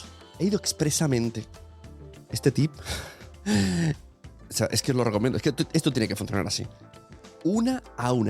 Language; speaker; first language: Spanish; native; Spanish